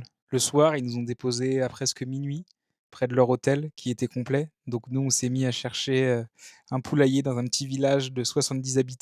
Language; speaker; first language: French; native; French